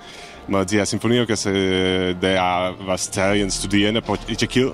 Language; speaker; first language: Danish; non-native, fluent; Czech